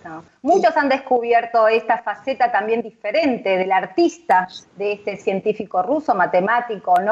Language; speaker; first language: Spanish; native; Spanish